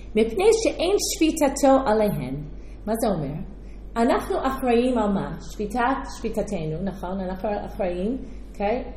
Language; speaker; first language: Hebrew; non-native, fluent; English